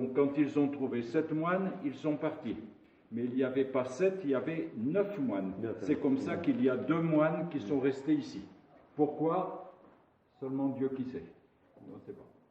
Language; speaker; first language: French; non-native, local second language; Arabic